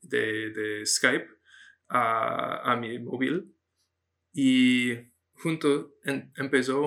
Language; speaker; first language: Spanish; non-native, fluent; English